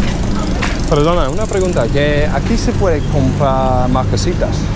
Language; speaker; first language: Spanish; non-native, fluent; English